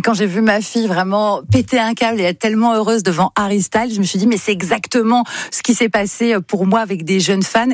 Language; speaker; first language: French; native; French